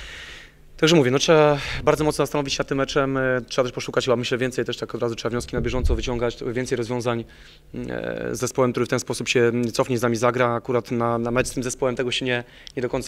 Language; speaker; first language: Polish; native; Polish